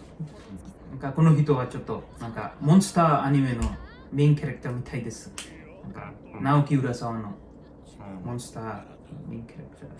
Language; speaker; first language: Japanese; non-native, learner; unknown